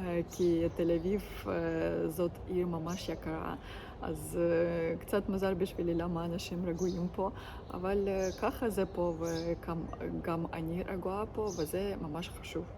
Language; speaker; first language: Hebrew; non-native, learner; Ukrainian